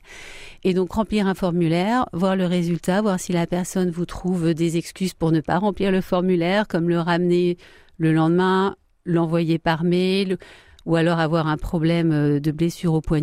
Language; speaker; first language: French; native; French